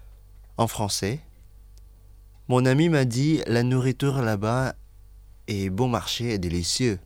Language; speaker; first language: French; non-native, fluent; Indonesian